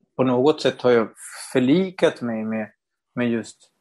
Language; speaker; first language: Swedish; non-native, fluent; Spanish